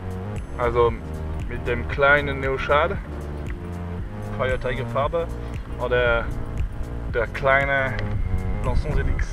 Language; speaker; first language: German; non-native, learner; French